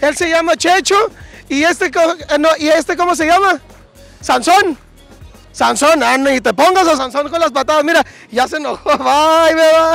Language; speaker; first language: Spanish; native; Spanish